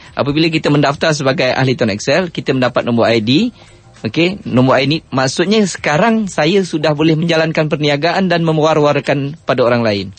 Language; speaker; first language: Malay; native; Malay